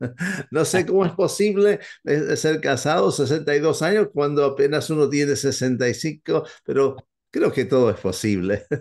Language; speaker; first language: Spanish; non-native, fluent; English